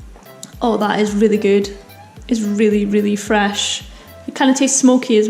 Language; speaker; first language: English; native; English